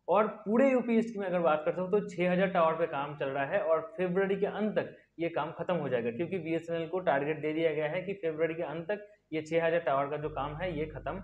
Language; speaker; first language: Hindi; native; Hindi